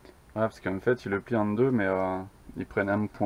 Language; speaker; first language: French; native; French